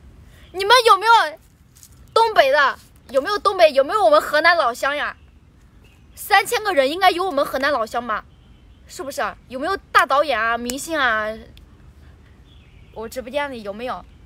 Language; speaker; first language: Chinese; native; Chinese